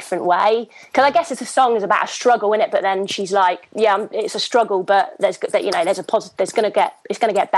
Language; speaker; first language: English; native; English